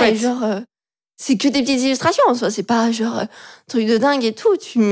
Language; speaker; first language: French; native; French